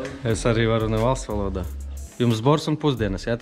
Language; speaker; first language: Latvian; non-native, local second language; Russian